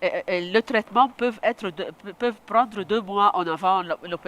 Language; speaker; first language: French; non-native, local second language; Arabic